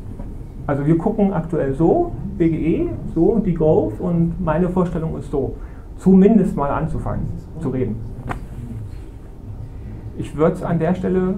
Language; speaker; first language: German; native; German